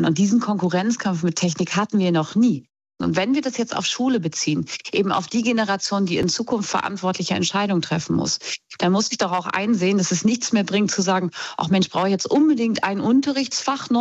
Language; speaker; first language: German; native; German